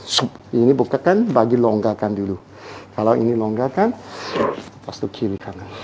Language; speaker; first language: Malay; non-native, local second language; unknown